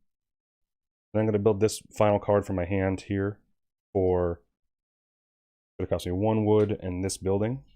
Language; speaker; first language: English; native; English